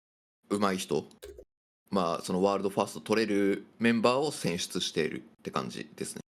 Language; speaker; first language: Japanese; native; Japanese